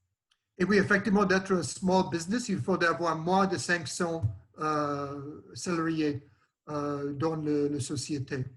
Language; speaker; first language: French; non-native, learner; English